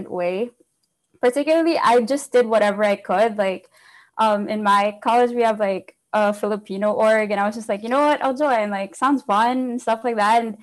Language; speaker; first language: English; non-native, local second language; Filipino